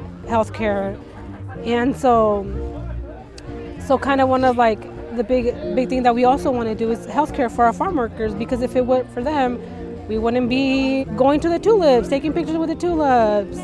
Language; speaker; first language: English; native; English